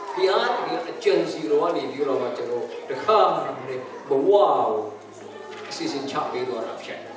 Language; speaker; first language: Burmese; non-native, local second language; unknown